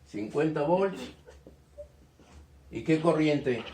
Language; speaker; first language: Spanish; native; Spanish